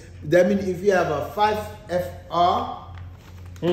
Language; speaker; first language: English; non-native, learner; Haitian Creole